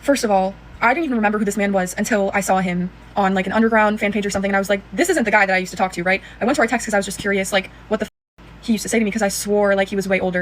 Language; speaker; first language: English; native; English